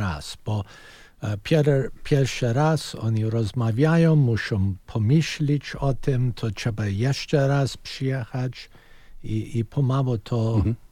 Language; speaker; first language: Polish; early bilingual, heritage; Polish